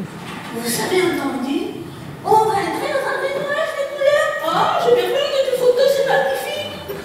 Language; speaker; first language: French; non-native, learner; Spanish